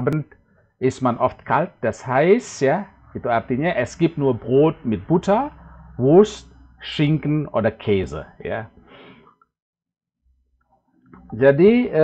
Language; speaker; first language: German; non-native, fluent; Indonesian